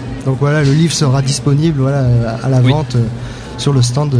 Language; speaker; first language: French; native; French